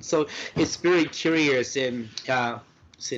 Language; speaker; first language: English; non-native, fluent; Japanese